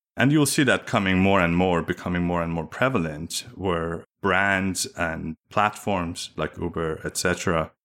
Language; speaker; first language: English; early bilingual, other home language; Persian